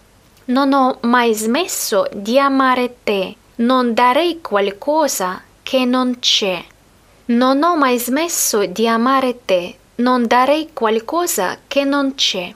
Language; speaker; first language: Italian; non-native, fluent; Russian